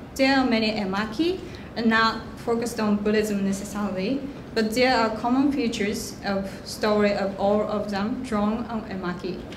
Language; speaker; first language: English; non-native, fluent; Japanese